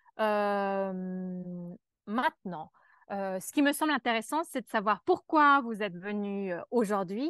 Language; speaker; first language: French; native; French